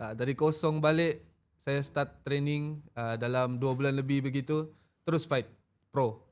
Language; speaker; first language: Malay; native; Malay